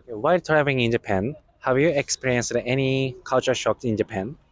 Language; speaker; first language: English; non-native, fluent; Japanese